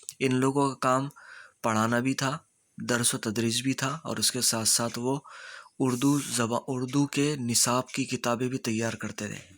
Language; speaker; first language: Urdu; native; Urdu